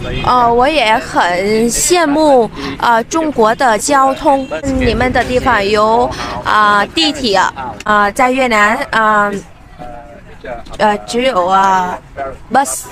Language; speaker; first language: Chinese; non-native, learner; Vietnamese